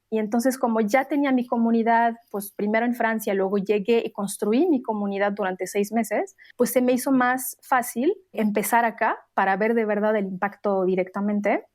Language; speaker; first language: Spanish; non-native, fluent; Arabic